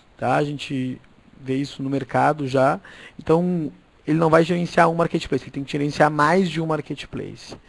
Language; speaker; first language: Portuguese; native; Portuguese